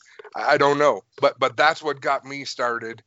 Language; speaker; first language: English; native; English